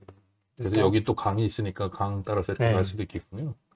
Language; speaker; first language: Korean; native; Korean